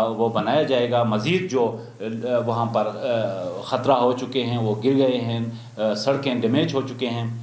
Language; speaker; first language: Urdu; non-native, local second language; Khowar